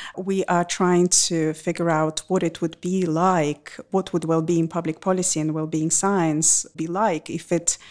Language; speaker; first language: English; non-native, fluent; Russian